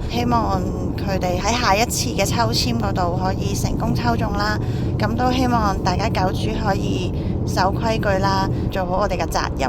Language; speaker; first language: Cantonese; native; Cantonese